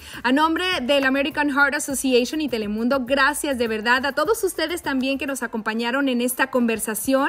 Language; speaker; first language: Spanish; native; Spanish